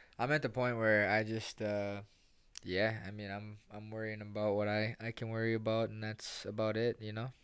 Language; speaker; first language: English; native; English